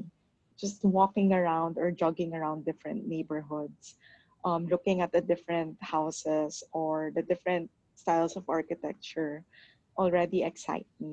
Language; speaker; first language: English; non-native, local second language; Filipino